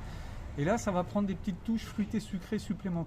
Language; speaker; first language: French; native; French